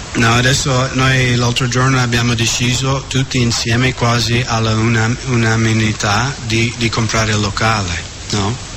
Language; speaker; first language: Italian; non-native, fluent; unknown